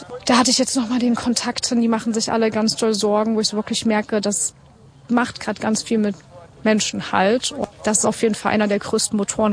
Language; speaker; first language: German; native; German